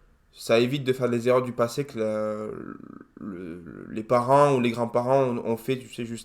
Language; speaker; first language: French; native; French